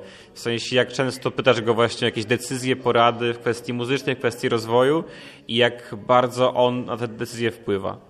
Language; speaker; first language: Polish; native; Polish